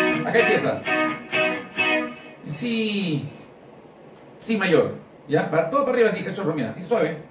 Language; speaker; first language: Spanish; native; Spanish